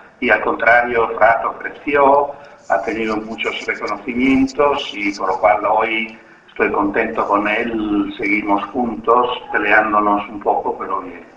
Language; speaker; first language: Spanish; non-native, fluent; Italian